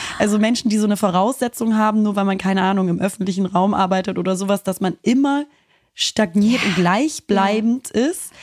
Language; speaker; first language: German; native; German